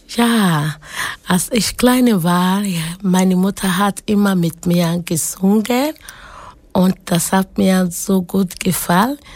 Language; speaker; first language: German; non-native, learner; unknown